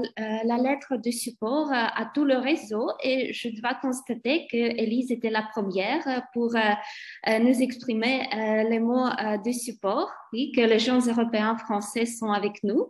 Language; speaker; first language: French; non-native, fluent; Ukrainian